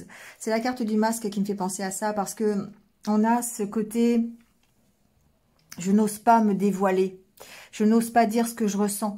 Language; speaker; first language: French; native; French